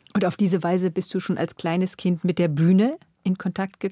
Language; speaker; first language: German; native; German